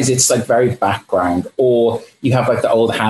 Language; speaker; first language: English; native; English